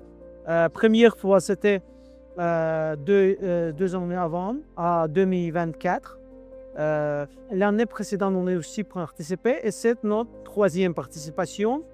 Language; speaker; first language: French; non-native, learner; Azerbaijani